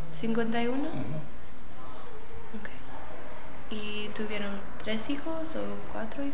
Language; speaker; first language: Spanish; early bilingual, other home language; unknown